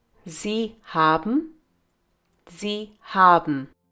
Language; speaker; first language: German; non-native, fluent; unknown